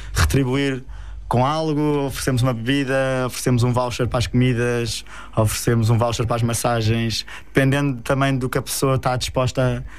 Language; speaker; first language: Portuguese; native; Portuguese